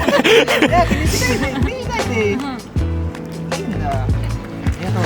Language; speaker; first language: Japanese; non-native, learner; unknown